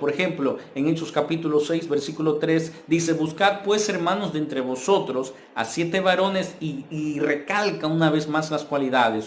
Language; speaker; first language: Spanish; native; Spanish